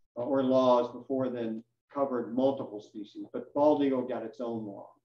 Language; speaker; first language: English; native; English